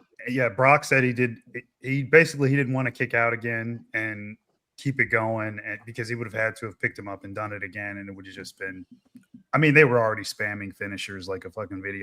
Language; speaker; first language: English; native; English